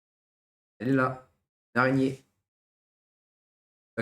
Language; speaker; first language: French; native; French